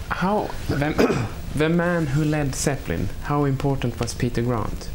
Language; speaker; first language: English; non-native, fluent; Swedish